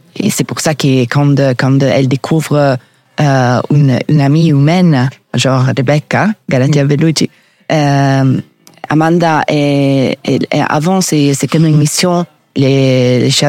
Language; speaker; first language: French; non-native, learner; Italian